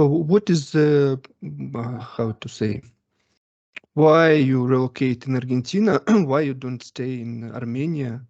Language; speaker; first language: English; non-native, learner; Russian